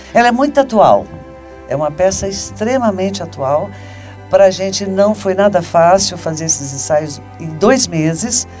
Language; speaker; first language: Portuguese; native; Portuguese